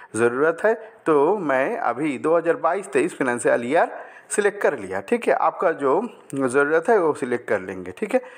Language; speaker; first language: Hindi; non-native, local second language; Bangla